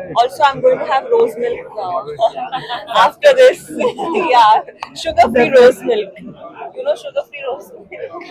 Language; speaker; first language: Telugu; non-native, learner; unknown